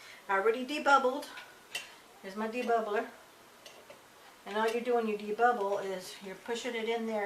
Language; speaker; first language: English; native; English